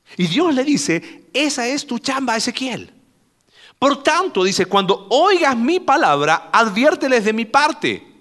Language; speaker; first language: Spanish; native; Spanish